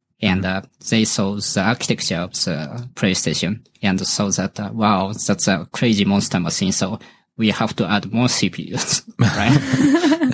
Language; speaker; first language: English; non-native, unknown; Japanese